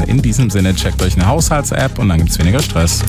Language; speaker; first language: German; native; German